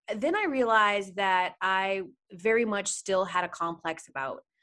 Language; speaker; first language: English; native; English